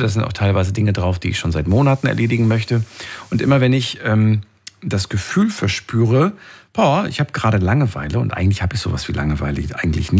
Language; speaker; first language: German; native; German